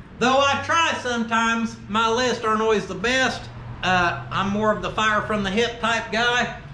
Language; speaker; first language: English; native; English